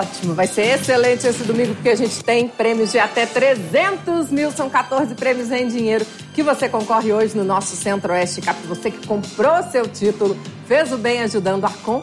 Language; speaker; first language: Portuguese; native; Portuguese